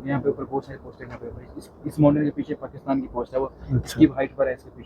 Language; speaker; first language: Hindi; non-native, local second language; Balti